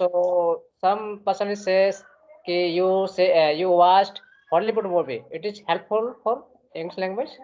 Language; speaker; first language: English; non-native, learner; Hindi